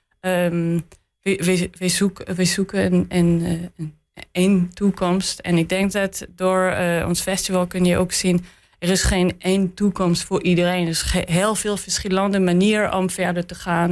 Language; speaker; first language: Dutch; non-native, learner; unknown